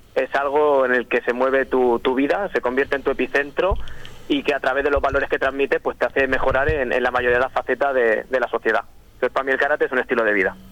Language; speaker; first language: Spanish; native; Spanish